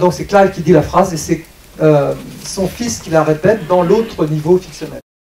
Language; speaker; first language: French; native; French